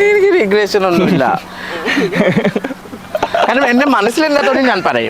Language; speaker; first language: Malayalam; non-native, learner; Assamese